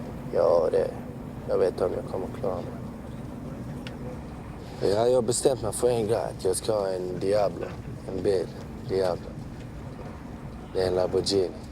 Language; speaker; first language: Swedish; early bilingual, other home language; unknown